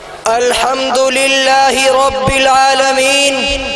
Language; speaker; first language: Arabic; non-native, learner; Urdu